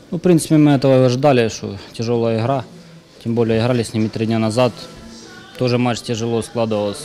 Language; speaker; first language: Russian; native; Russian